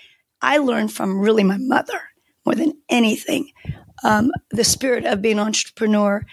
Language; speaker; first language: English; non-native, fluent; Korean